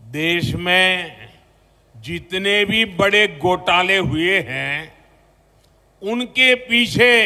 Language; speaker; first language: Hindi; non-native, local second language; Gujarati